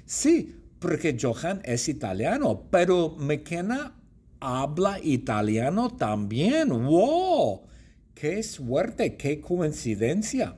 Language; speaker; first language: Spanish; non-native, fluent; English